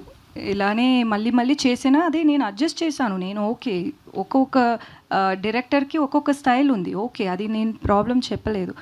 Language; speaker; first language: Telugu; non-native, learner; Tamil